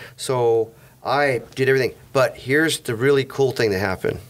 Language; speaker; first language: English; native; English